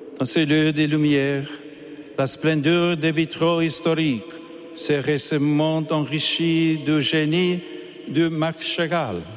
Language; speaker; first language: French; non-native, fluent; English